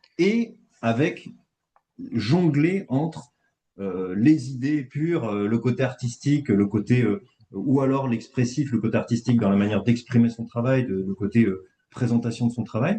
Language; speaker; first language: French; native; French